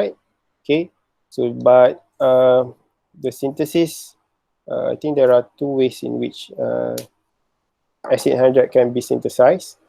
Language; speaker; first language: English; non-native, local second language; Malay